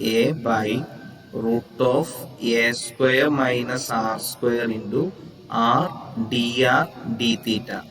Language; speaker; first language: English; non-native, local second language; Malayalam